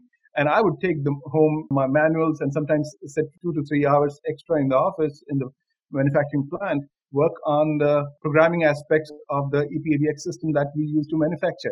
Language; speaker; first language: English; non-native, local second language; Hindi